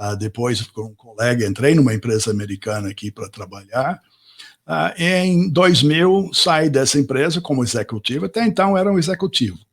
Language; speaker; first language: Portuguese; non-native, fluent; English